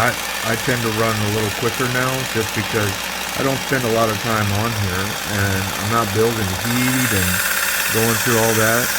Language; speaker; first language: English; native; English